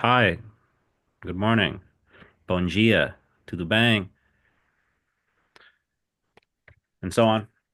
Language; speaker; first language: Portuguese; non-native, learner; English